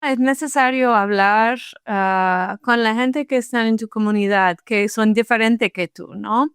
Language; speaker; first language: Spanish; non-native, fluent; English